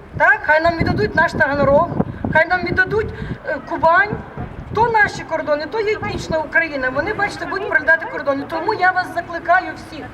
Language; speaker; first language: Ukrainian; native; Ukrainian